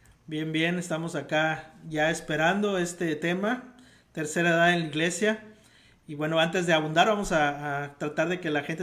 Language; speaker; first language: Spanish; native; Spanish